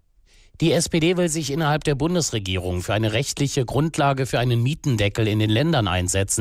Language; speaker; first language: German; native; German